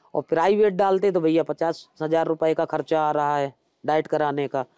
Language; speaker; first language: Hindi; native; Hindi